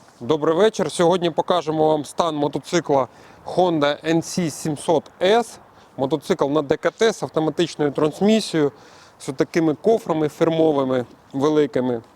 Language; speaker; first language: Ukrainian; native; Ukrainian